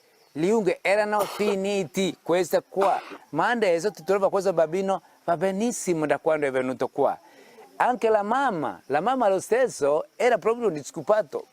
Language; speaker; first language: Italian; non-native, fluent; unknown